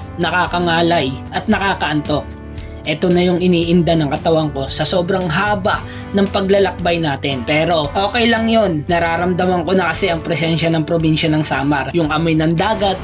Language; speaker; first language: Filipino; non-native, local second language; Waray